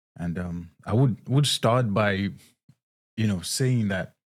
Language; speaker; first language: English; non-native, local second language; Yoruba